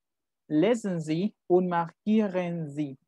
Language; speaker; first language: German; non-native, fluent; Spanish